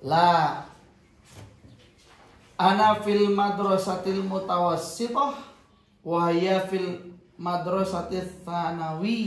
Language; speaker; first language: Arabic; non-native, fluent; Indonesian